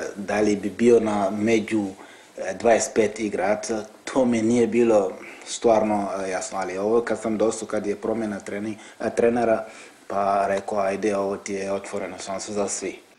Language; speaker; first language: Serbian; non-native, fluent; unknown